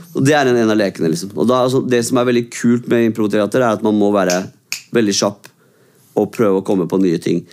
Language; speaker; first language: Norwegian; early bilingual, other home language; Kurdish